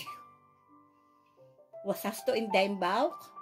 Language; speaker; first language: German; non-native, learner; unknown